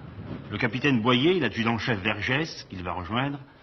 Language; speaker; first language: French; native; French